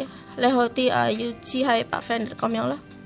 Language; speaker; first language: Chinese; non-native, learner; Indonesian